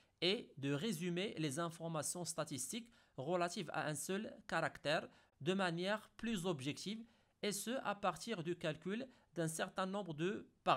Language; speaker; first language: French; non-native, local second language; Arabic